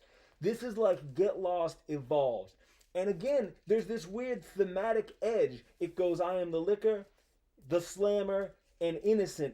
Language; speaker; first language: English; native; English